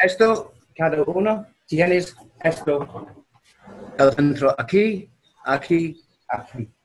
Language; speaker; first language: Spanish; non-native, learner; English